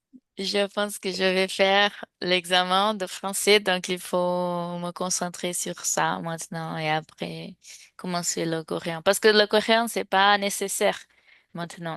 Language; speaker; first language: French; non-native, fluent; Portuguese